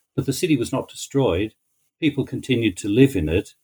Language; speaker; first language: English; native; English